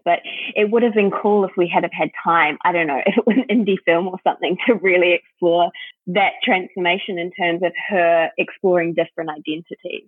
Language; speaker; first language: English; native; English